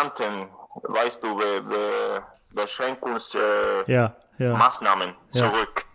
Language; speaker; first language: German; non-native, learner; Spanish